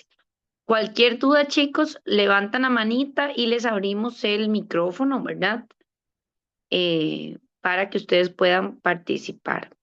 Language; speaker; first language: Spanish; native; Spanish